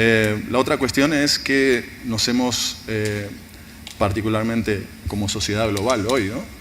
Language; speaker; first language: Spanish; native; Spanish